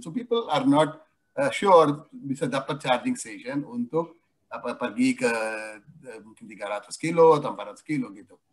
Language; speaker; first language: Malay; non-native, fluent; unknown